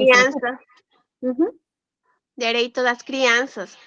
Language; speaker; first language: Portuguese; non-native, learner; Spanish